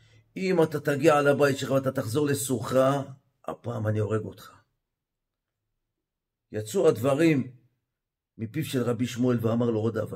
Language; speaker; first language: Hebrew; native; Hebrew